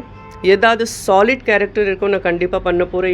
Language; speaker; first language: Tamil; non-native, local second language; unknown